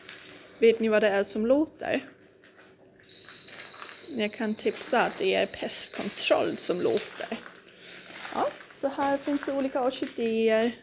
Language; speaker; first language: Swedish; non-native, fluent; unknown